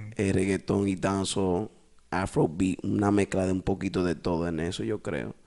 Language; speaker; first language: Spanish; early bilingual, other home language; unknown